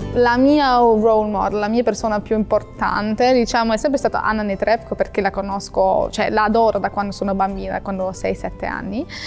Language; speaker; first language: Italian; non-native, fluent; German